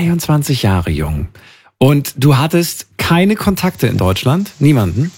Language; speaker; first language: German; native; German